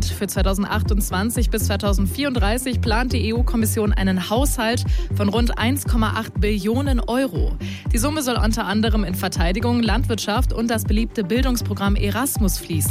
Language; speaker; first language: German; native; German